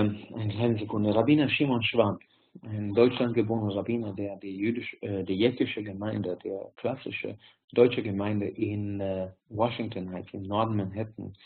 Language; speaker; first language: German; non-native, fluent; Hungarian